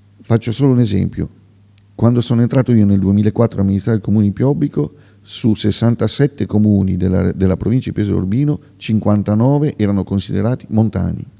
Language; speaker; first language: Italian; native; Italian